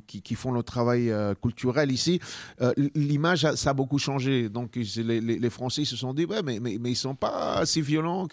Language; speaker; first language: French; non-native, fluent; Spanish